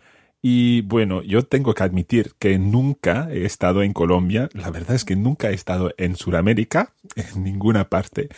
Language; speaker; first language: Spanish; non-native, fluent; English